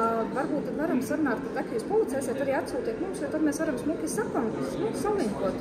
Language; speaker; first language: Latvian; native; Latvian